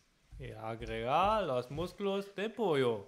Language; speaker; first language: Spanish; non-native, learner; German